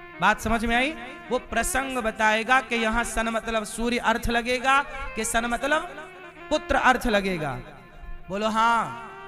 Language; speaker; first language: Hindi; native; Hindi